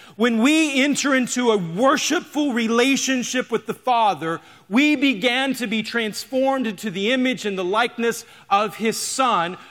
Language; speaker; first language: English; native; English